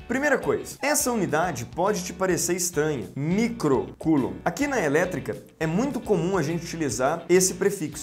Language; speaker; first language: Portuguese; native; Portuguese